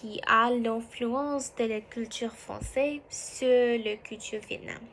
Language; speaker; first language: French; non-native, learner; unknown